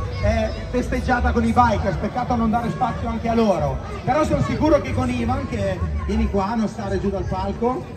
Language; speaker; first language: Italian; native; Italian